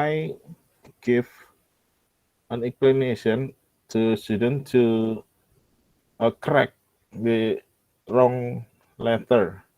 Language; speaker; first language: English; non-native, local second language; Indonesian